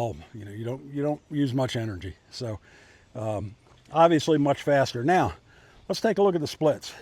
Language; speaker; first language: English; native; English